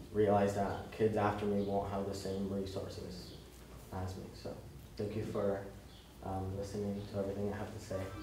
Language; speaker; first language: English; early bilingual, other home language; Spanish